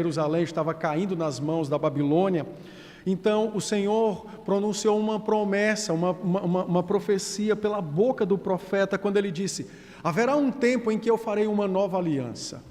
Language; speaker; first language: Portuguese; native; Portuguese